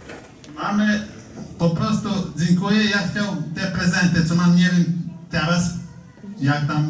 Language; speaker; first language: Polish; non-native, learner; Ukrainian